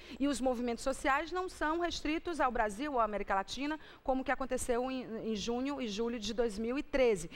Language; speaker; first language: Portuguese; native; Portuguese